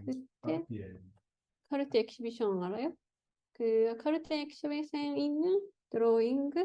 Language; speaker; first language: Korean; non-native, learner; Japanese